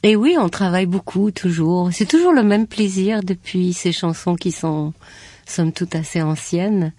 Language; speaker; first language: French; native; French